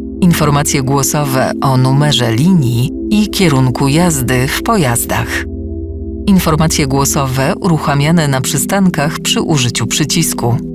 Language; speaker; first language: Polish; native; Polish